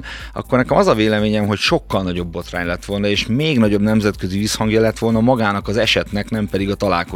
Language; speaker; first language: Hungarian; native; Hungarian